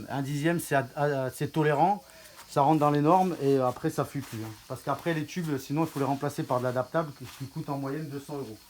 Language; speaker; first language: French; native; French